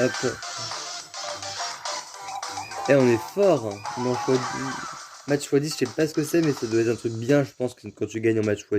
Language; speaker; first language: French; native; French